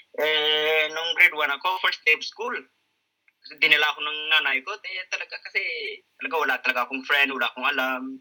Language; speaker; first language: Filipino; non-native, local second language; Hiligaynon